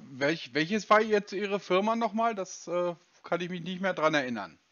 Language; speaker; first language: German; native; German